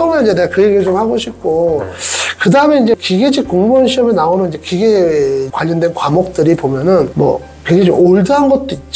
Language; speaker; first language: Korean; native; Korean